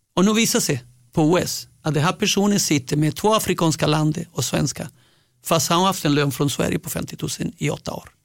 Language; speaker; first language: Swedish; non-native, fluent; Spanish